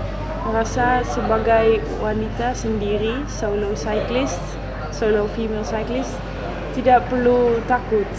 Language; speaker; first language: Indonesian; non-native, fluent; Dutch